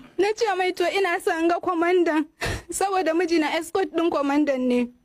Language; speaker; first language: Hausa; native; Hausa